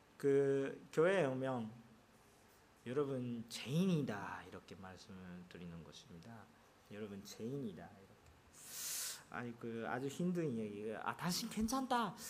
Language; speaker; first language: Korean; non-native, fluent; Japanese